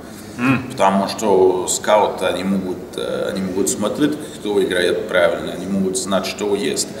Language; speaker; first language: Russian; non-native, learner; French